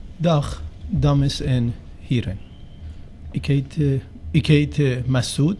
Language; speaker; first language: Dutch; non-native, learner; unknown